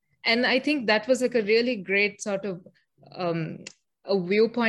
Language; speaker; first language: English; non-native, local second language; Sinhala